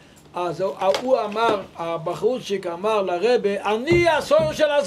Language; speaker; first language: Hebrew; non-native, local second language; Yiddish